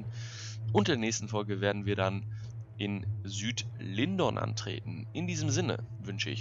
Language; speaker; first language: German; native; German